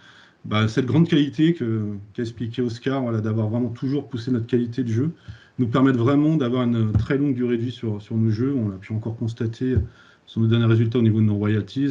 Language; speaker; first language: French; native; French